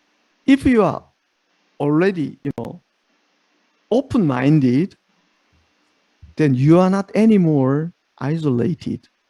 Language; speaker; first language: English; non-native, fluent; Korean